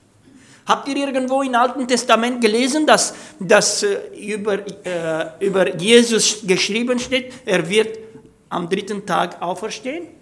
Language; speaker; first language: German; non-native, fluent; Romanian